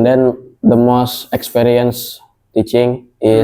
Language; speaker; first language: English; non-native, learner; Indonesian